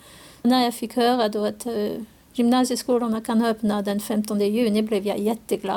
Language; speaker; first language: Swedish; non-native, fluent; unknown